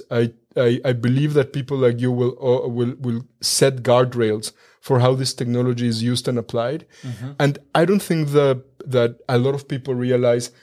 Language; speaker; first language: English; non-native, fluent; Spanish